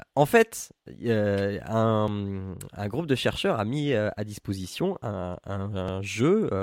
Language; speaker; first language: French; native; French